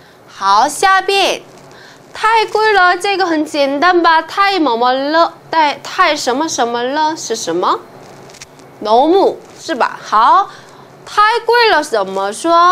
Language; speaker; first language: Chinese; non-native, fluent; Korean